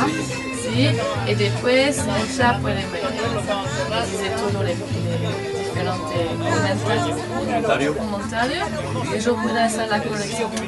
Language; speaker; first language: Spanish; non-native, learner; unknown